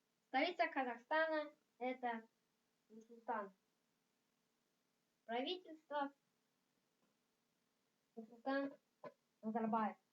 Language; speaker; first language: Russian; non-native, local second language; Kazakh